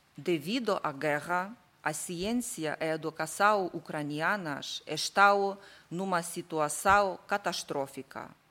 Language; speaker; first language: Portuguese; non-native, learner; Ukrainian